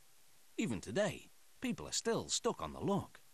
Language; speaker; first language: English; native; English